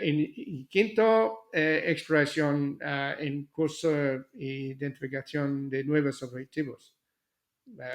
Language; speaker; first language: Spanish; non-native, fluent; English